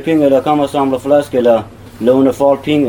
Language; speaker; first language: Danish; non-native, learner; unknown